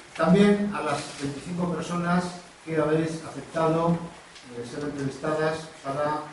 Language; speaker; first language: Spanish; native; Spanish